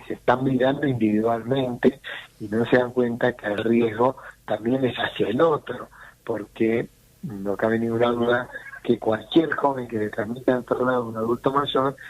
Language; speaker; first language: Spanish; native; Spanish